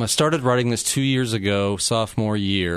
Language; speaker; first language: English; native; English